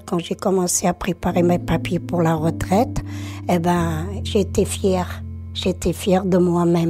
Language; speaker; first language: French; early bilingual, other home language; Portuguese